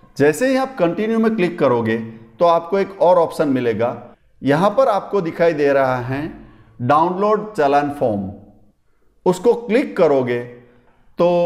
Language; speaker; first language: Hindi; non-native, local second language; Gujarati